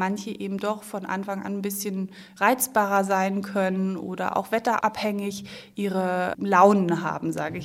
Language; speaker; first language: German; native; German